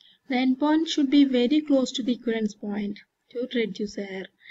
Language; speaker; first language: English; non-native, local second language; Malayalam